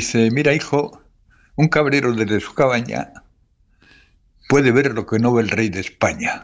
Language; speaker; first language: Spanish; native; Spanish